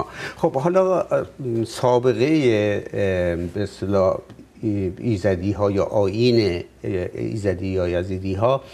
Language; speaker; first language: Persian; native; Persian